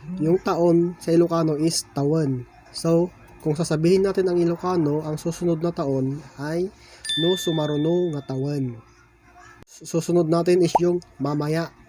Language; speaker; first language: Filipino; non-native, local second language; Iloko